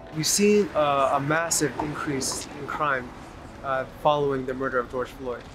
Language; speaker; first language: English; native; English